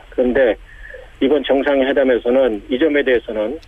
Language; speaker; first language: Korean; native; Korean